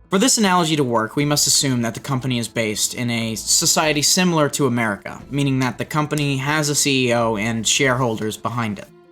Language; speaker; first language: English; native; English